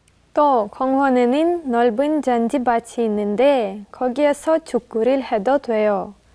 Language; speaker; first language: Korean; non-native, learner; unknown